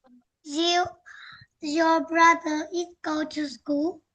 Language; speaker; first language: English; non-native, learner; Vietnamese